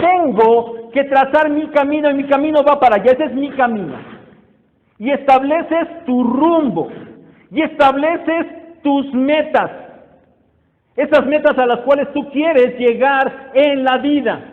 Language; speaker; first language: Spanish; native; Spanish